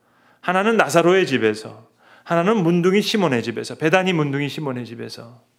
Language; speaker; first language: Korean; native; Korean